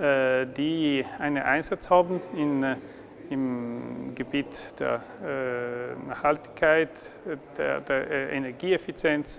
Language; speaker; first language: German; non-native, local second language; Italian